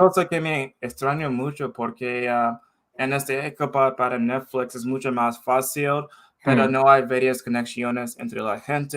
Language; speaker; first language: Spanish; non-native, fluent; English